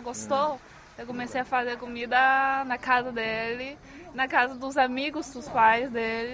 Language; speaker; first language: Portuguese; non-native, fluent; Chinese